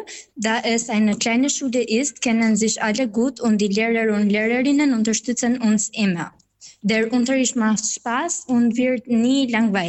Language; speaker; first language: German; non-native, fluent; Albanian